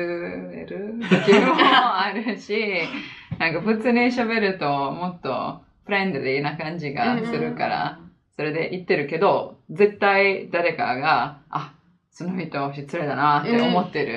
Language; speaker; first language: Japanese; non-native, fluent; Italian